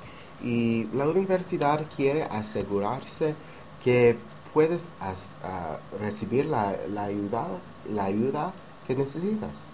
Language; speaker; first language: Spanish; non-native, learner; English